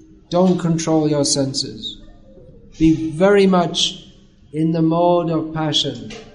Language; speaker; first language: English; native; English